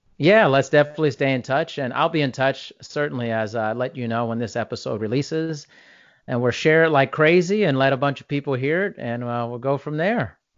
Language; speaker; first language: English; native; English